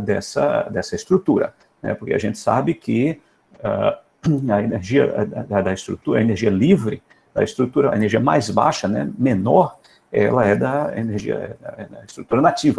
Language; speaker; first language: Portuguese; native; Portuguese